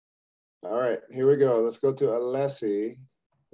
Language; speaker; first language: English; native; English